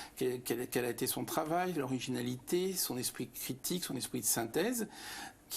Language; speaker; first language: French; native; French